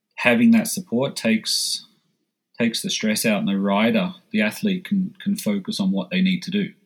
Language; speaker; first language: English; native; English